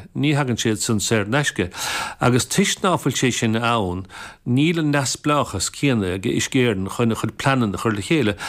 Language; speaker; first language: Irish; native; Irish